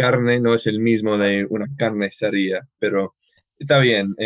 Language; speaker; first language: Spanish; non-native, fluent; English